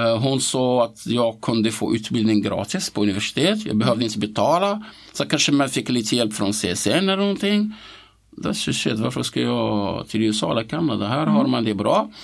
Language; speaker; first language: Swedish; non-native, fluent; Arabic